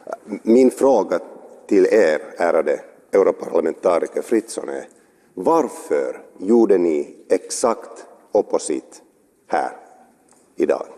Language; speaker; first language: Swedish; non-native, local second language; Finnish